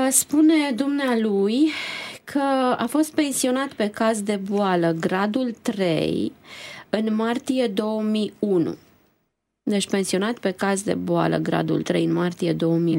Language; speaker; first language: Romanian; native; Romanian